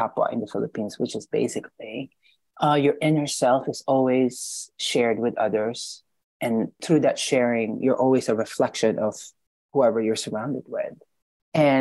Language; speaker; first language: English; non-native, local second language; Filipino